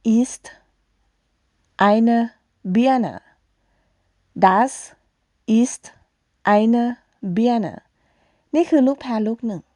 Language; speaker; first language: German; non-native, fluent; Thai